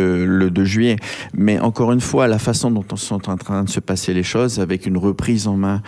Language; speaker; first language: French; native; French